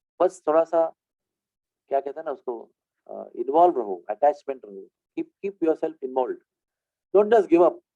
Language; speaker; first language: Hindi; non-native, local second language; Marathi